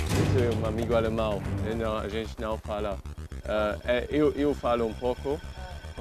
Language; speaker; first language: Portuguese; non-native, learner; German